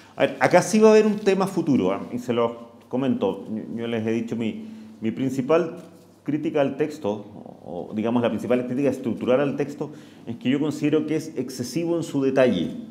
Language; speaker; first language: Spanish; native; Spanish